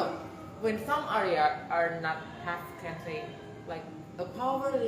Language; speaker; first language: English; non-native, learner; Indonesian